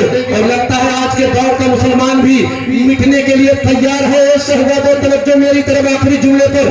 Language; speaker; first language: Hindi; native; Hindi